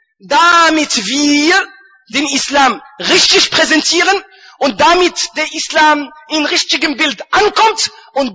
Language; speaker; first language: German; non-native, fluent; Arabic